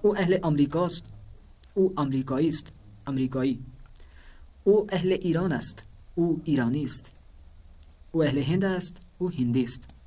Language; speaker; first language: Persian; non-native, fluent; Urdu